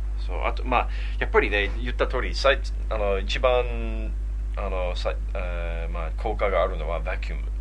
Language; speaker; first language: Japanese; non-native, fluent; English